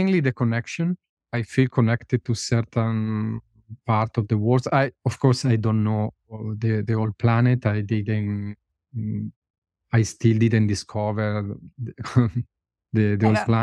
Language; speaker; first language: English; non-native, fluent; Italian